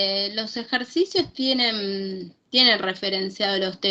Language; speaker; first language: Spanish; native; Spanish